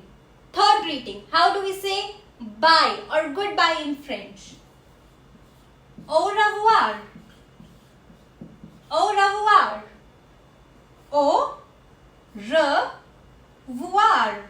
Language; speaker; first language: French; non-native, fluent; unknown